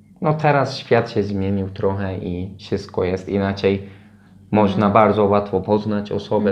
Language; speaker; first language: Polish; non-native, learner; Turkish